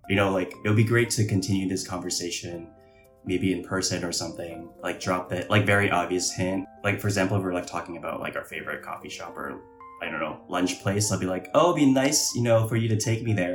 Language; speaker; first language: English; non-native, local second language; Cantonese